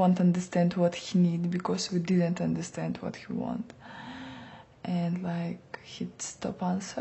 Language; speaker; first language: English; non-native, learner; Russian